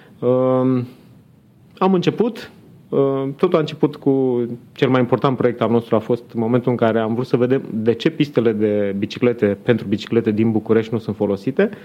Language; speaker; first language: Romanian; native; Romanian